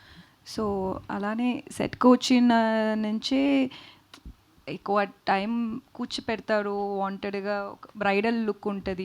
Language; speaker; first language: Telugu; non-native, learner; Tamil